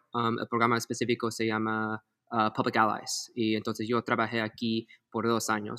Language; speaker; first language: Spanish; early bilingual, heritage; Spanish